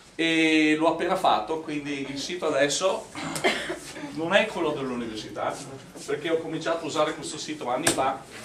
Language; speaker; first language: Italian; non-native, fluent; English